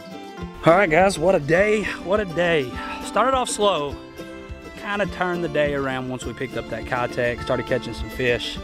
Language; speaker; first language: English; native; English